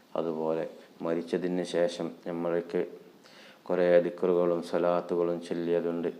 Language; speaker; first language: Malayalam; native; Malayalam